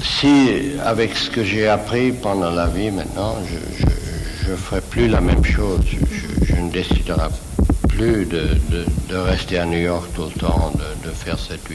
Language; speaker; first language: French; non-native, fluent; Swiss German